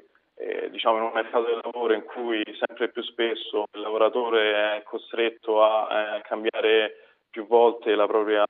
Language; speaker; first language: Italian; native; Italian